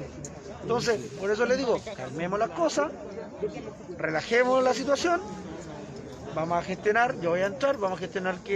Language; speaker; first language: Spanish; native; Spanish